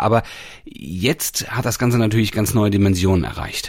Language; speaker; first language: German; native; German